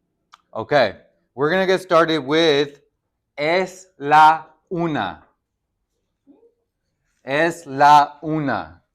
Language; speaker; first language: Spanish; non-native, fluent; English